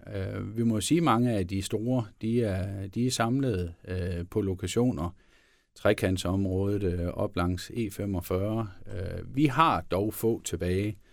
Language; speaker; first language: Danish; native; Danish